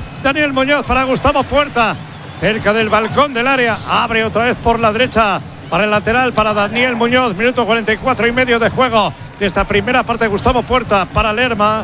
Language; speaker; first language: Spanish; native; Spanish